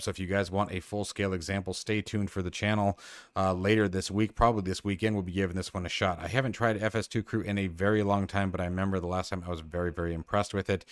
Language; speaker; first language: English; native; English